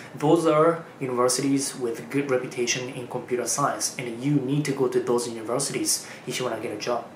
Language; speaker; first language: English; non-native, fluent; Japanese